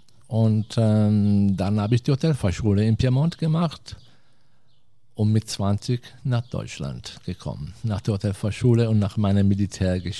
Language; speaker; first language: German; non-native, fluent; Italian